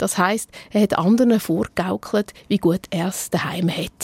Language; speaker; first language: German; native; German